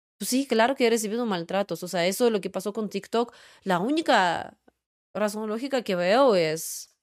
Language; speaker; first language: Spanish; non-native, fluent; Russian